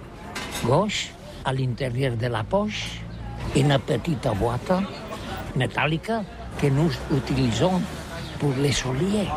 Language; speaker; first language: French; non-native, learner; Catalan